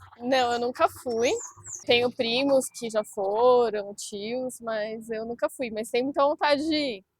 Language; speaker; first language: Portuguese; native; Portuguese